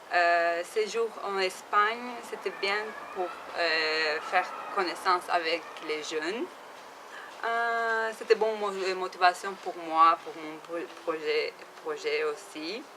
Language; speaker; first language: French; non-native, learner; Turkish